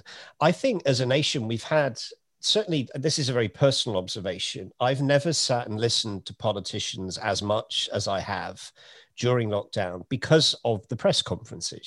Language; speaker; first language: English; native; English